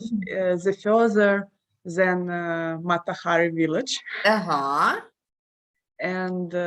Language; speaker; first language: English; non-native, learner; Russian